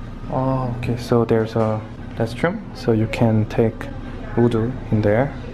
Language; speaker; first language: English; non-native, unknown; Korean